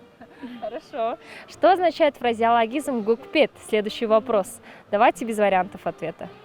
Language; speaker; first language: Russian; native; Russian